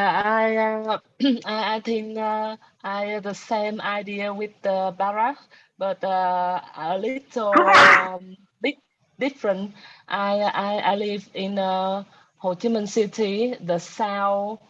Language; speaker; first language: English; non-native, learner; Vietnamese